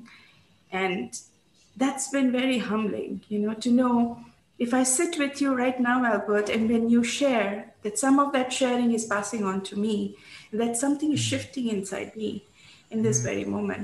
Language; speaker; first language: English; non-native, local second language; Bangla